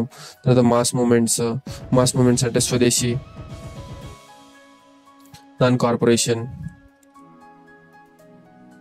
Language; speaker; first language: Telugu; native; Telugu